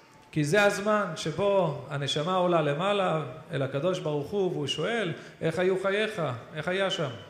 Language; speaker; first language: Hebrew; native; Hebrew